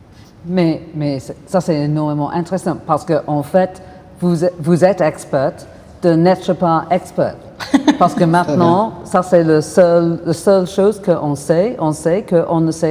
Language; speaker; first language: French; non-native, fluent; English